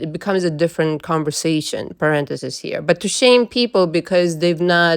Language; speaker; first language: English; non-native, fluent; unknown